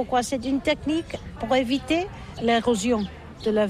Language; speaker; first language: French; non-native, learner; Catalan